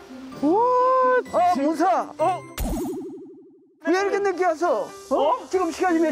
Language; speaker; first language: Korean; native; Korean